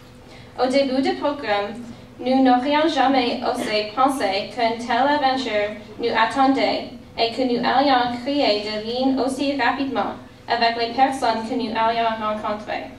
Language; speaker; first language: French; non-native, local second language; English